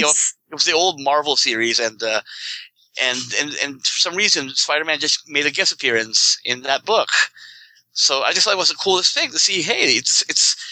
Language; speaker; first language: English; non-native, local second language; Filipino